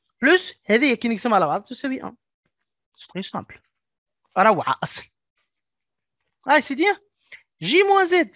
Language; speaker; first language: French; non-native, local second language; Arabic